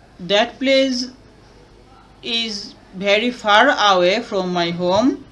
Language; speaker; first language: English; non-native, learner; Bangla